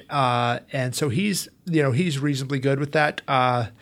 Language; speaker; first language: English; native; English